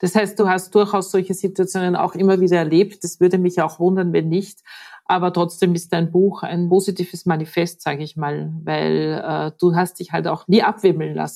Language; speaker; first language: German; native; German